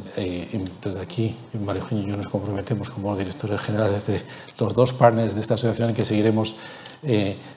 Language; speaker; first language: Spanish; native; Spanish